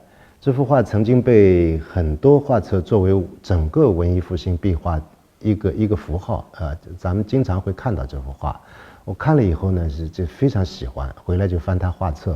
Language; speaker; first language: Chinese; native; Chinese